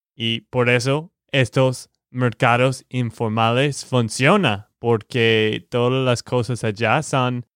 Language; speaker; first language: Spanish; non-native, fluent; English